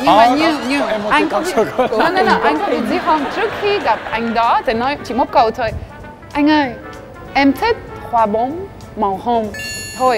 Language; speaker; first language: Vietnamese; non-native, fluent; French